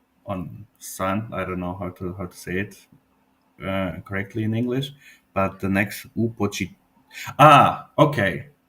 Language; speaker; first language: English; non-native, fluent; Polish